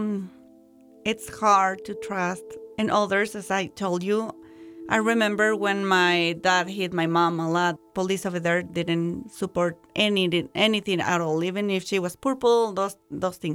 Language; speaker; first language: English; non-native, learner; Spanish